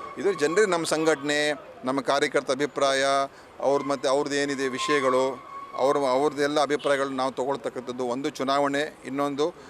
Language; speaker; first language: Kannada; native; Kannada